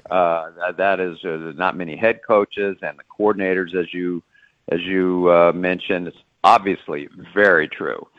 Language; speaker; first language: English; native; English